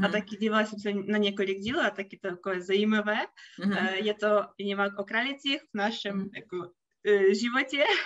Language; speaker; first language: Czech; non-native, learner; Russian